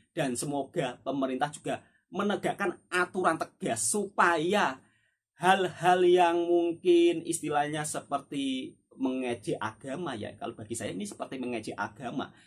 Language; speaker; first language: Indonesian; native; Indonesian